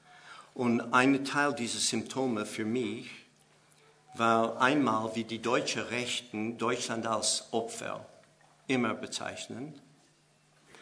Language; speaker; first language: German; non-native, fluent; English